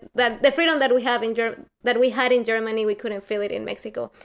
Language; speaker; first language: English; non-native, fluent; Spanish